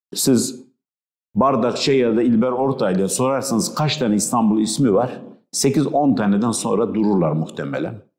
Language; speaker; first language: Turkish; non-native, local second language; Kurdish